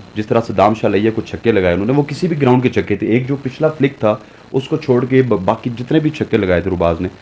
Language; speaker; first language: Urdu; non-native, local second language; Punjabi